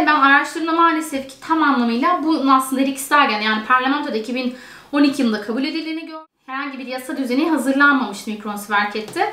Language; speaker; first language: Turkish; native; Turkish